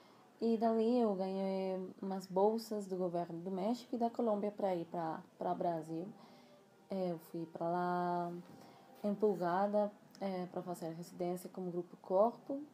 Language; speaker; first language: Portuguese; non-native, fluent; Spanish